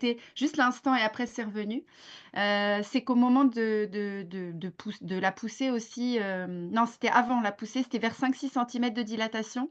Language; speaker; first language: French; native; French